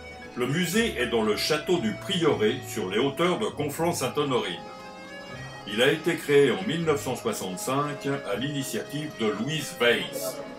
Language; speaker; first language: French; native; French